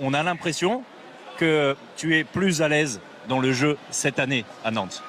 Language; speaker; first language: French; native; French